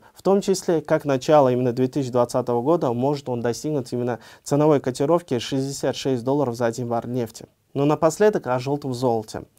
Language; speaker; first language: Russian; non-native, local second language; Uzbek